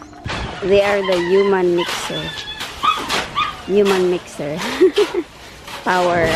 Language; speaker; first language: English; non-native, local second language; Cebuano